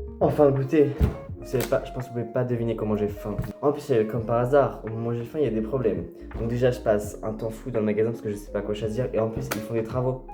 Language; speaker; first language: French; native; French